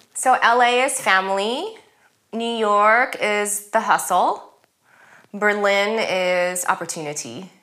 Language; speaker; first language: English; early bilingual, other home language; German